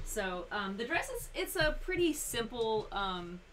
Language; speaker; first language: English; native; English